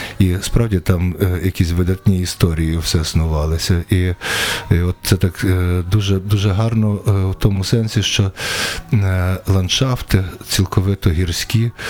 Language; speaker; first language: Ukrainian; native; Ukrainian